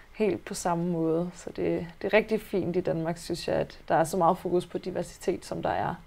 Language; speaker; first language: Danish; native; Danish